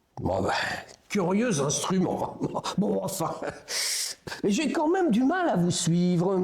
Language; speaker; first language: French; native; French